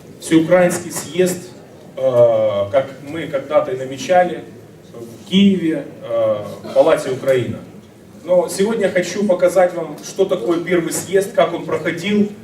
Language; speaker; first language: Russian; native; Russian